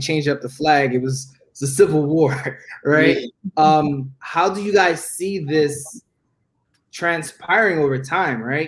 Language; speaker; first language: English; native; English